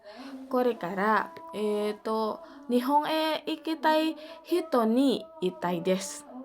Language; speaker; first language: Japanese; non-native, learner; Indonesian